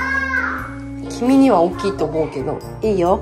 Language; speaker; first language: Japanese; native; Japanese